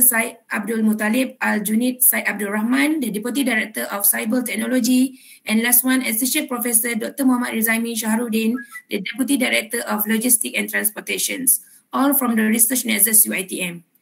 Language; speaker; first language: English; non-native, local second language; Malay